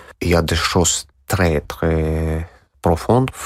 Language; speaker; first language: French; non-native, learner; Russian